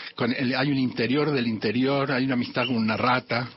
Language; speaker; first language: Spanish; native; Spanish